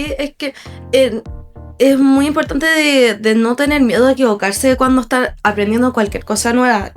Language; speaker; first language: Spanish; non-native, fluent; English